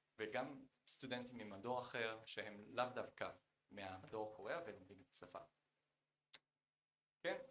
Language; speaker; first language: Hebrew; non-native, fluent; Korean